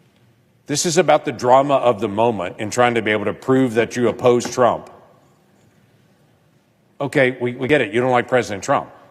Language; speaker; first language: English; native; English